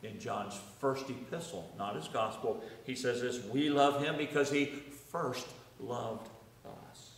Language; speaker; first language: English; native; English